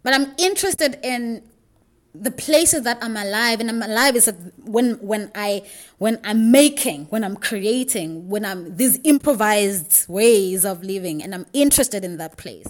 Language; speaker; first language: English; non-native, local second language; Xhosa